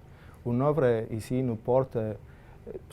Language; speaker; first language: French; non-native, fluent; Spanish